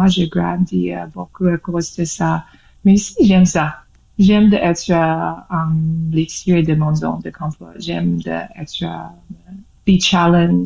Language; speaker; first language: French; non-native, learner; English